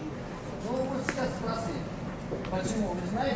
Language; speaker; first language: Russian; non-native, learner; Chinese